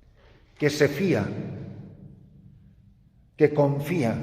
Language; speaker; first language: Spanish; native; Spanish